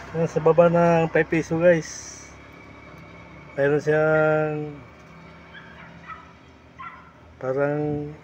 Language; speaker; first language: Filipino; native; Filipino